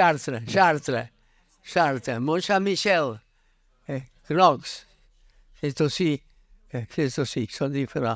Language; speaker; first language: French; non-native, learner; Catalan